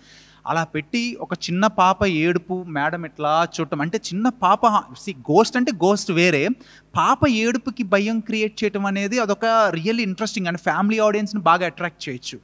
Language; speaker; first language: Telugu; native; Telugu